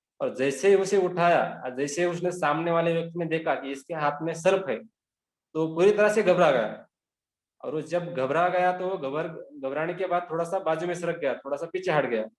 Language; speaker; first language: Hindi; non-native, local second language; Marathi